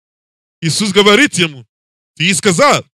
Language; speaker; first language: Russian; non-native, learner; English